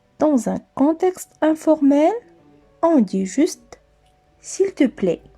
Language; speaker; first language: French; non-native, local second language; Arabic